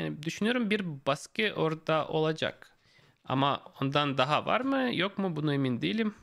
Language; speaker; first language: Turkish; non-native, fluent; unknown